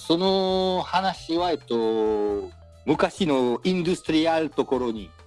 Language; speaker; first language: Japanese; non-native, learner; French